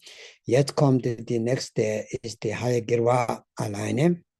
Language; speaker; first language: German; non-native, learner; Tibetan